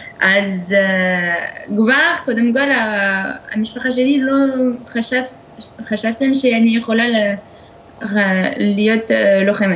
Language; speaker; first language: Hebrew; non-native, learner; French